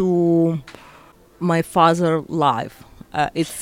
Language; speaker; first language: English; non-native, learner; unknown